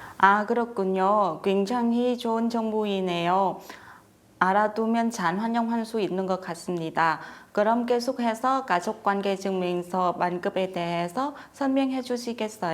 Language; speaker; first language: Korean; non-native, fluent; Vietnamese